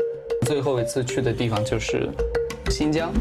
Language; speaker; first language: Chinese; non-native, fluent; Tajik